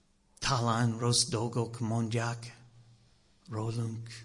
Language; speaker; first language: Hungarian; non-native, learner; English